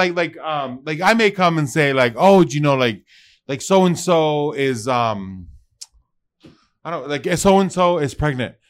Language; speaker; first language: English; early bilingual, other home language; Spanish